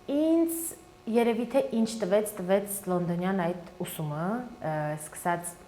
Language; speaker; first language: Armenian; early bilingual, heritage; Armenian